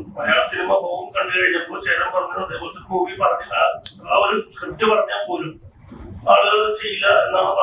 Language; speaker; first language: Malayalam; non-native, learner; Tamil